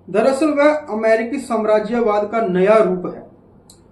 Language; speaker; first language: Hindi; non-native, local second language; Punjabi